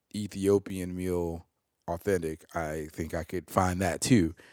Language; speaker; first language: English; native; English